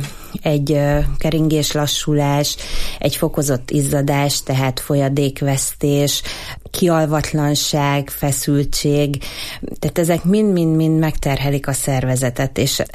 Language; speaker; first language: Hungarian; native; Hungarian